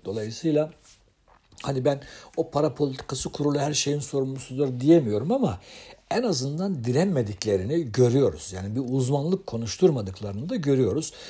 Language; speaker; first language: Turkish; native; Turkish